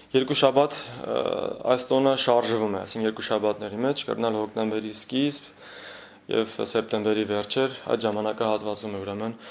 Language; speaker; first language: Armenian; native; Armenian